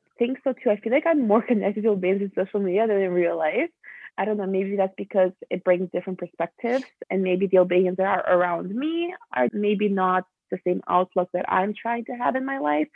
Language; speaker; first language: English; early bilingual, other home language; Albanian